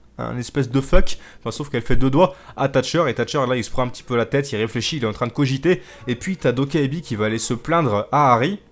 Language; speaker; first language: French; native; French